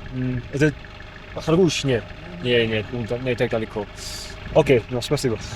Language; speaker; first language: Russian; non-native, fluent; English